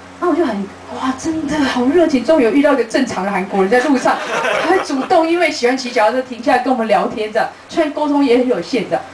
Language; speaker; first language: Chinese; native; Chinese